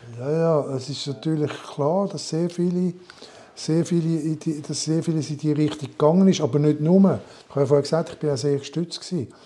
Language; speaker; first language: German; non-native, local second language; French